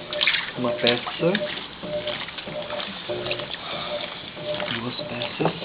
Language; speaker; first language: Portuguese; native; Portuguese